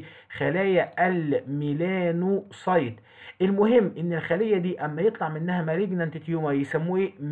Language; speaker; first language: Arabic; native; Arabic